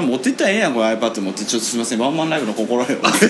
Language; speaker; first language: Japanese; native; Japanese